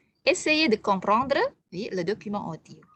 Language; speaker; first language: French; non-native, fluent; Indonesian